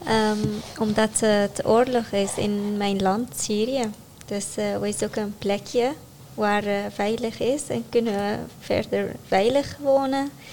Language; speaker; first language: Dutch; non-native, learner; Arabic